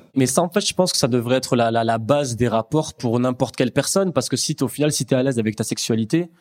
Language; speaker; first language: French; native; French